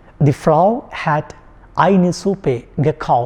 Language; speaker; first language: German; non-native, fluent; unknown